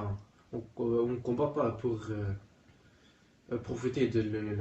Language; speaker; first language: French; non-native, learner; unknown